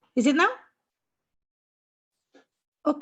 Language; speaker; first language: English; non-native, learner; Indonesian